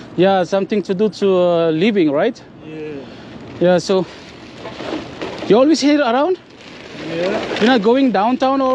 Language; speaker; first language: English; non-native, learner; Filipino